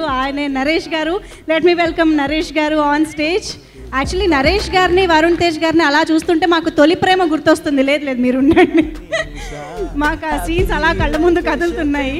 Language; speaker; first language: Telugu; native; Telugu